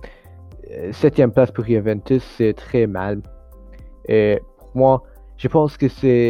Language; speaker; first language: French; non-native, learner; English